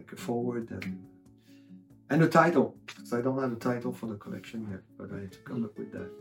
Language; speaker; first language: English; non-native, fluent; French